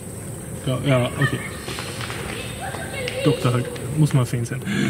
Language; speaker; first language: German; native; German